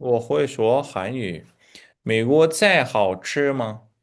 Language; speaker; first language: Chinese; non-native, fluent; Uzbek